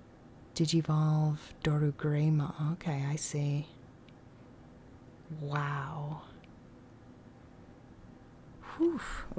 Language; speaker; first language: English; native; English